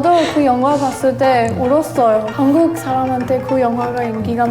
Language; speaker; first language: Korean; non-native, fluent; Hindi